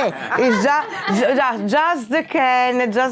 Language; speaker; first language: English; non-native, fluent; Italian